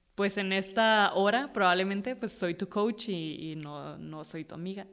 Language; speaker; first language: Spanish; native; Spanish